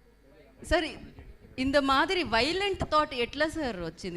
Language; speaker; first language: Telugu; native; Telugu